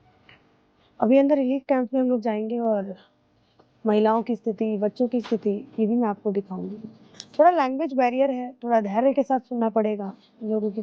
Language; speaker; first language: Hindi; native; Hindi